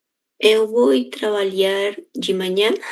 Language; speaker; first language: Portuguese; non-native, learner; Spanish